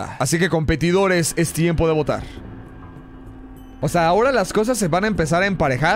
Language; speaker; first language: Spanish; native; Spanish